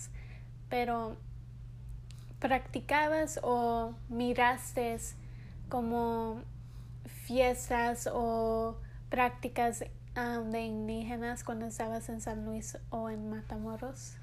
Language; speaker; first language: Spanish; early bilingual, heritage; English